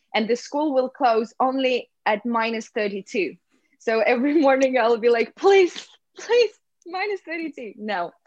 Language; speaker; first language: English; non-native, fluent; Russian